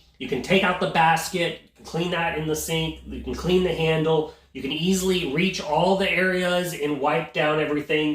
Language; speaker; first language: English; native; English